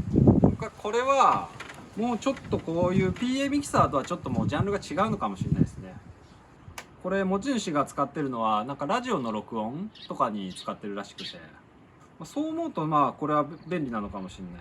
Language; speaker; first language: Japanese; native; Japanese